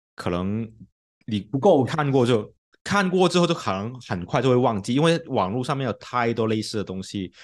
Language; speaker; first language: Chinese; non-native, local second language; Cantonese